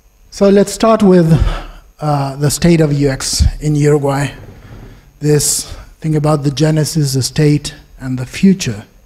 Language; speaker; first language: English; non-native, fluent; Spanish